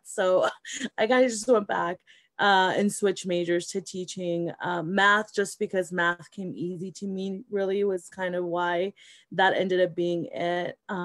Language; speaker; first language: English; early bilingual, other home language; Spanish